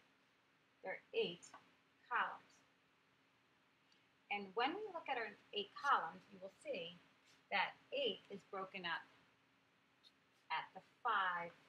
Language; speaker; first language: English; native; English